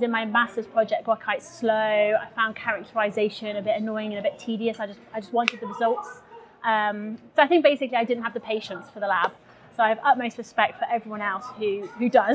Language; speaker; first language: English; native; English